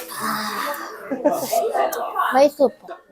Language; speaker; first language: Korean; non-native, learner; Filipino